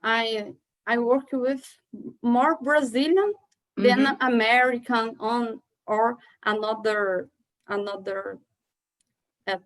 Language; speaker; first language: English; non-native, learner; Portuguese